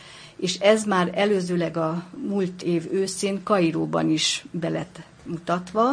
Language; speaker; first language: Hungarian; native; Hungarian